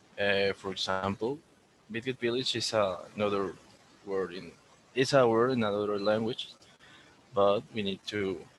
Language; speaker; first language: English; non-native, learner; Spanish